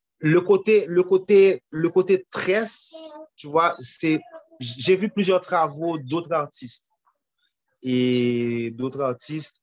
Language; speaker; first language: French; non-native, local second language; Haitian Creole